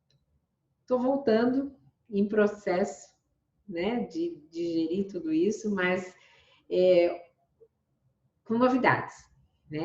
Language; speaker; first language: Portuguese; native; Portuguese